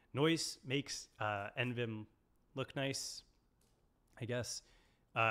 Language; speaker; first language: English; native; English